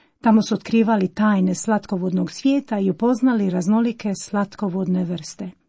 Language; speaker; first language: Croatian; native; Croatian